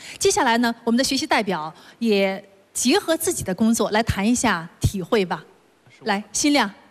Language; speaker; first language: Chinese; native; Chinese